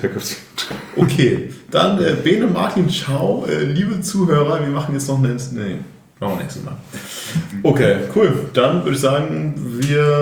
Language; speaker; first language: German; native; German